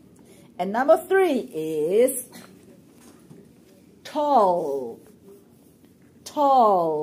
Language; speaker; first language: English; non-native, fluent; Chinese